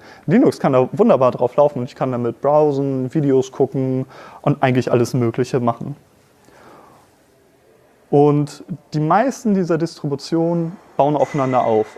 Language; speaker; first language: German; native; German